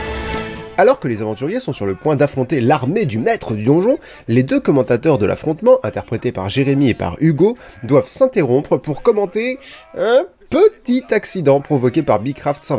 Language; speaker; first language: French; native; French